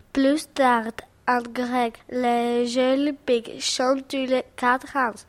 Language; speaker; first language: French; non-native, learner; Greek